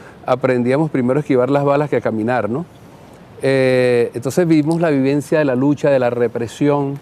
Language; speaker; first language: Spanish; native; Spanish